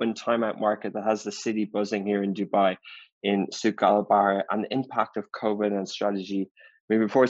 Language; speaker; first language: English; native; English